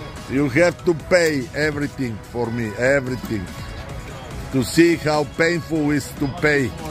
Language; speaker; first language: English; non-native, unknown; Bulgarian